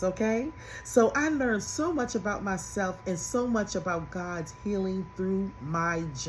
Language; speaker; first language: English; native; English